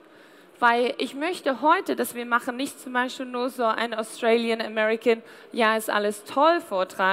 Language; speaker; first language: German; non-native, fluent; English